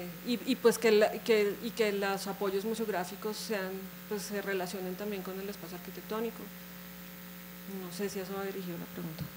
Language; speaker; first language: Spanish; native; Spanish